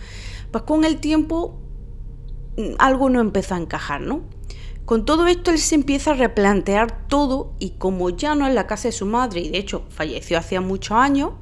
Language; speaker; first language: Spanish; native; Spanish